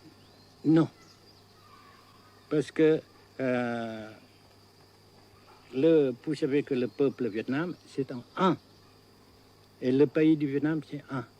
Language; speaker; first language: French; non-native, fluent; Vietnamese